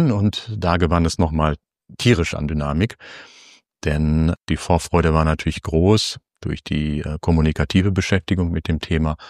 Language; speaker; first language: German; native; German